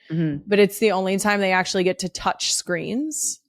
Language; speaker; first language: English; native; English